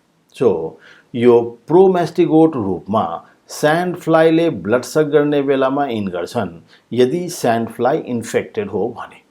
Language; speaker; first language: Nepali; native; Nepali